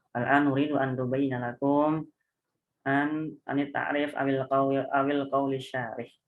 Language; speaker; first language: Arabic; non-native, learner; Indonesian